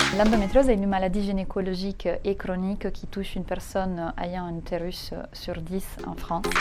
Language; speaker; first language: French; non-native, fluent; Italian